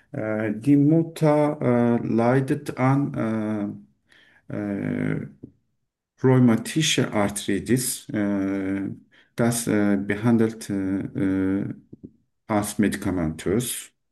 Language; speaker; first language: German; non-native, learner; Turkish